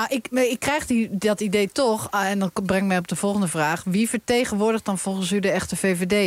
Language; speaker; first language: Dutch; native; Dutch